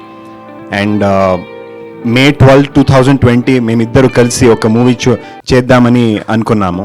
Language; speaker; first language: Telugu; non-native, learner; Kannada